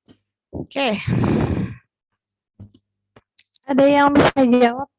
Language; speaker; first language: Indonesian; native; Indonesian